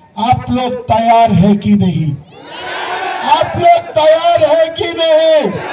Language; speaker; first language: Hindi; non-native, local second language; Assamese